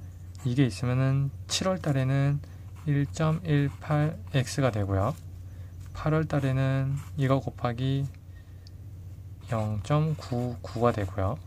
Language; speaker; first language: Korean; native; Korean